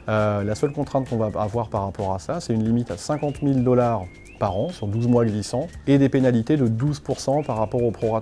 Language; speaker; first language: French; native; French